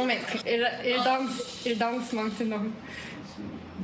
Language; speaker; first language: French; non-native, learner; Korean